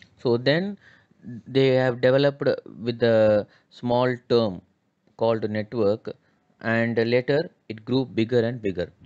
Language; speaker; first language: English; non-native, local second language; Tamil